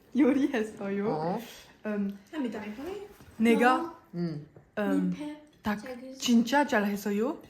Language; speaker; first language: Korean; non-native, learner; French